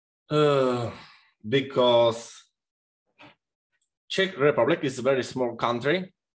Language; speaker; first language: English; non-native, learner; Czech